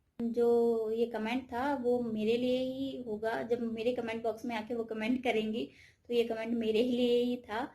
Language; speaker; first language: Hindi; native; Hindi